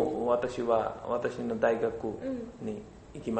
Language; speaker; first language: Japanese; non-native, learner; Bangla